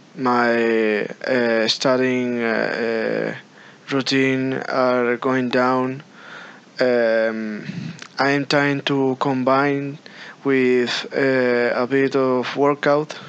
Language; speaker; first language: English; non-native, learner; Spanish